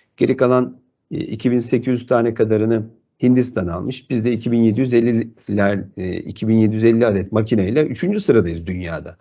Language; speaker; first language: Turkish; native; Turkish